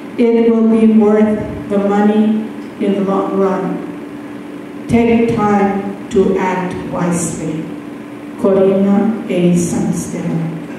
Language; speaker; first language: English; native; English